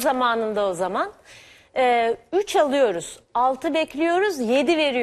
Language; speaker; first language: Turkish; native; Turkish